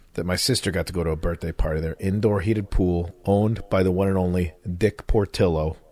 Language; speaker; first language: English; native; English